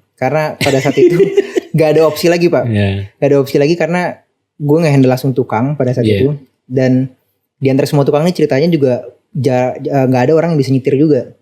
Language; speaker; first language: Indonesian; native; Indonesian